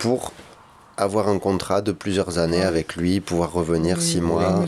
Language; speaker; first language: French; native; French